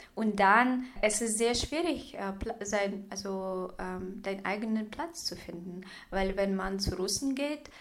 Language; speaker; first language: German; non-native, fluent; Russian